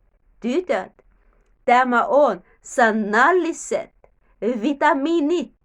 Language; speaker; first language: Finnish; non-native, learner; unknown